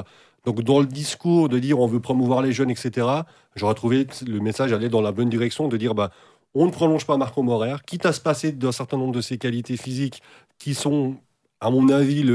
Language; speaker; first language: French; native; French